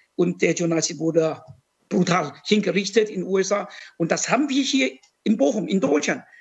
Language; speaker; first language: German; non-native, fluent; Chinese